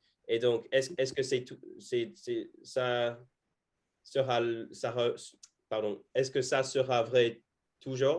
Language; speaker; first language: French; non-native, fluent; English